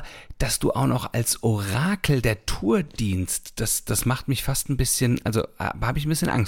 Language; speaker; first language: German; native; German